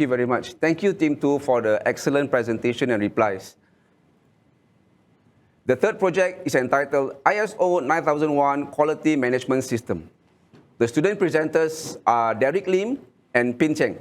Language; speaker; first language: English; non-native, local second language; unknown